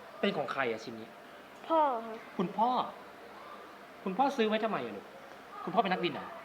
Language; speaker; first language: Thai; native; Thai